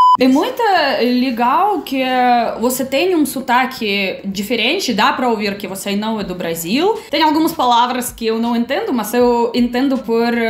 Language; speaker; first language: Portuguese; non-native, fluent; Russian